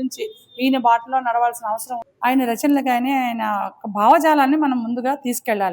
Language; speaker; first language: Telugu; native; Telugu